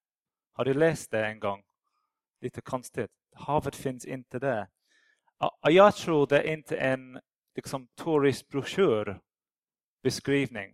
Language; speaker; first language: Swedish; non-native, fluent; English